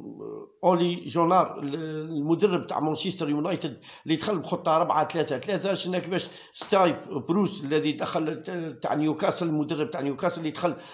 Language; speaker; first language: Arabic; native; Arabic